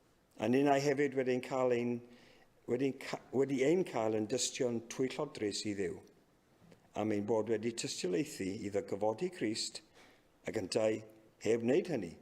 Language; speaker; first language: Welsh; native; Welsh